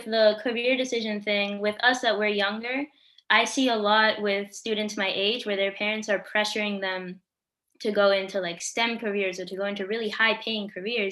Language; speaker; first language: English; early bilingual, other home language; Spanish